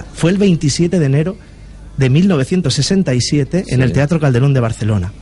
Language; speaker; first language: Spanish; native; Spanish